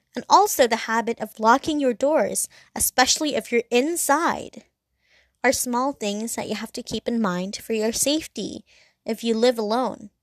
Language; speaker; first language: English; non-native, local second language; Cantonese